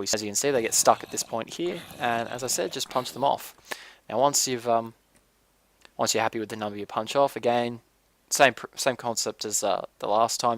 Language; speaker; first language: English; native; English